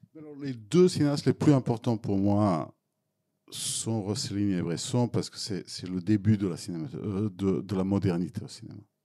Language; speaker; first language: French; non-native, fluent; Serbian